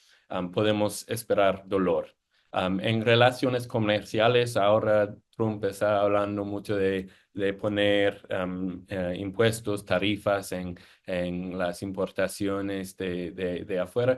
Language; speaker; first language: Spanish; non-native, fluent; English